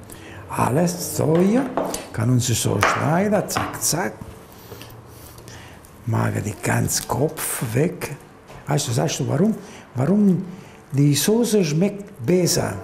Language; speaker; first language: German; non-native, learner; Italian